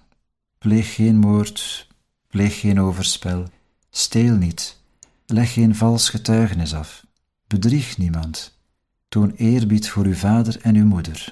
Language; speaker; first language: Dutch; native; Dutch